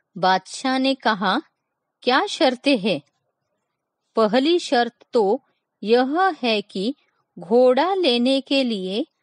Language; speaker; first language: Hindi; non-native, local second language; Kannada